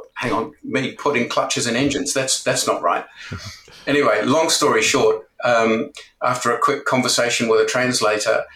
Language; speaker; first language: English; native; English